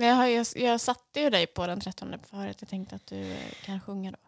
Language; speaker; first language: Swedish; native; Swedish